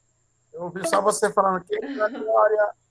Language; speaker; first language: Portuguese; native; Portuguese